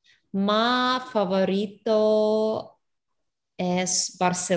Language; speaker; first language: Spanish; non-native, learner; Russian